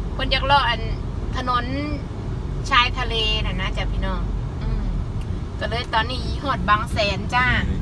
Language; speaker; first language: Thai; native; Thai